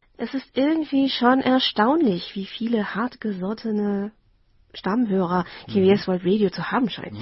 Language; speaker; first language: German; native; German